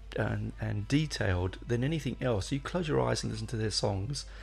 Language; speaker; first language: English; native; English